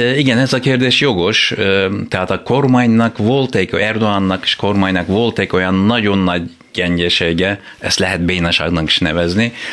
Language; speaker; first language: Hungarian; non-native, fluent; Turkish